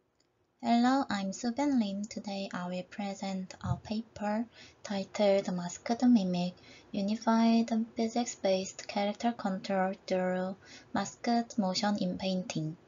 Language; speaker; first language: English; non-native, fluent; Korean